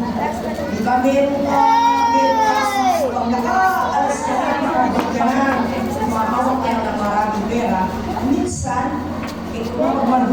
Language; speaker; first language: Filipino; native; Filipino